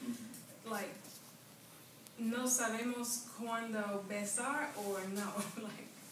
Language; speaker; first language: Spanish; non-native, learner; English